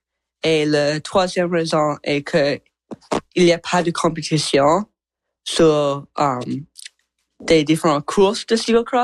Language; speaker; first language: French; non-native, learner; English